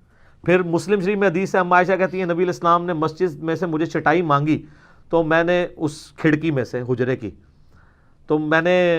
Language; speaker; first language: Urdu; non-native, local second language; Punjabi